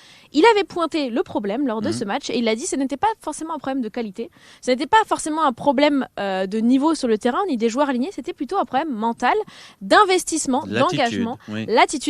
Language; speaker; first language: French; native; French